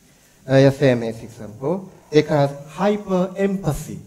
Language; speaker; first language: Swedish; non-native, learner; Japanese